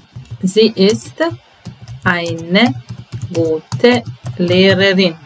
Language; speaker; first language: German; non-native, fluent; Italian